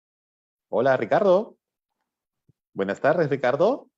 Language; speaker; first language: Spanish; native; Spanish